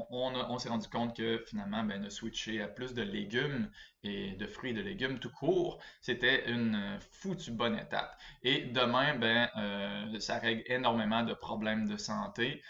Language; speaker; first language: French; native; French